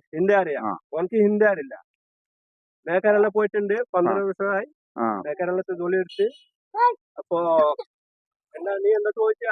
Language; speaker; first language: Malayalam; non-native, fluent; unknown